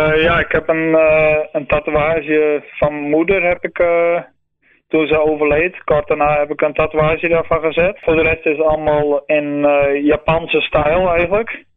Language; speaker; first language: Dutch; non-native, local second language; Western Frisian